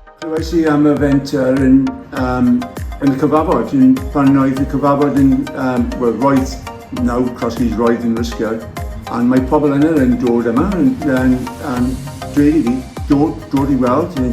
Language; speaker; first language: Welsh; non-native, local second language; English